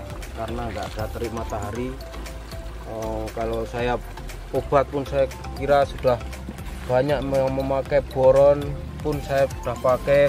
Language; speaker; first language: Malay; non-native, local second language; Javanese